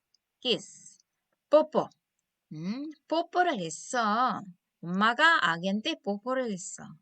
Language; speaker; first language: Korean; non-native, learner; Cebuano